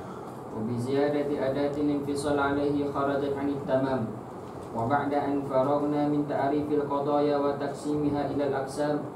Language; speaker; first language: Arabic; non-native, learner; Malay